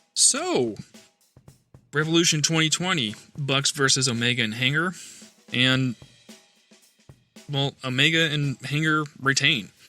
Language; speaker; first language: English; native; English